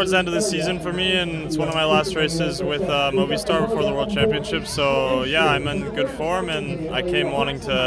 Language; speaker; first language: English; native; English